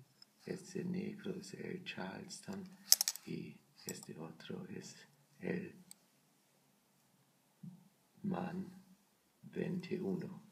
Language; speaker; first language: Spanish; non-native, learner; German